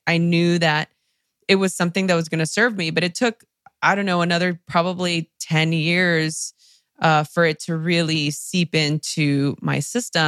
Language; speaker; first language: English; early bilingual, other home language; Spanish